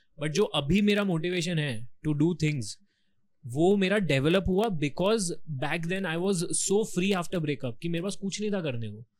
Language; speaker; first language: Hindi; native; Hindi